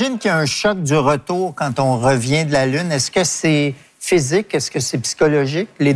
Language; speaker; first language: French; native; French